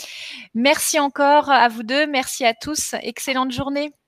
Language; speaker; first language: French; native; French